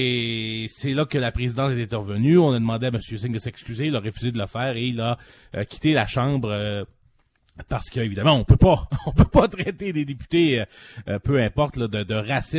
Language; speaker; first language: French; native; French